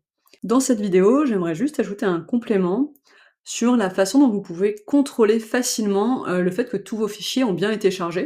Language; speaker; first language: French; native; French